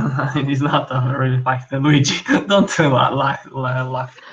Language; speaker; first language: English; non-native, learner; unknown